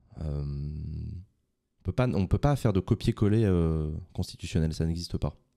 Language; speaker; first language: French; native; French